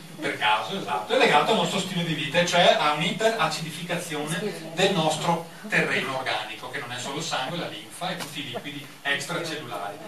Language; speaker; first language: Italian; native; Italian